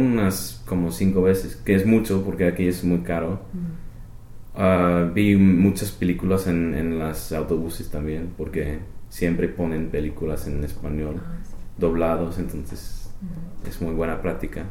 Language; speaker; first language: Spanish; non-native, fluent; English